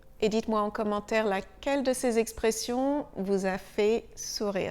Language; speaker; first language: French; native; French